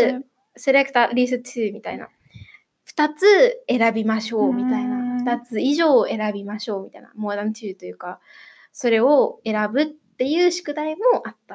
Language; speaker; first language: Japanese; native; Japanese